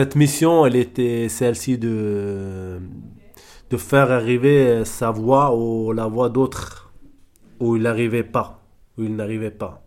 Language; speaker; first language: French; non-native, learner; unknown